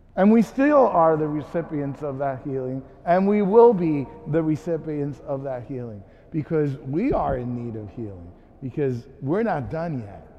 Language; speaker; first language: English; early bilingual, other home language; Spanish